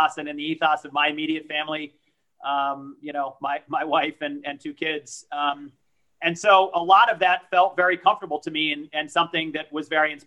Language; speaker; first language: English; early bilingual, other home language; French